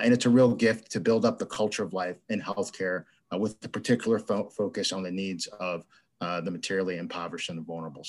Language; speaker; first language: English; native; English